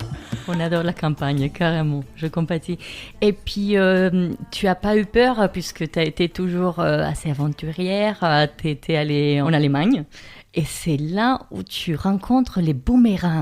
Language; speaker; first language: French; non-native, fluent; Spanish